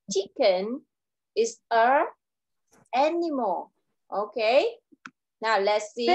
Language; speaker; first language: English; non-native, learner; Vietnamese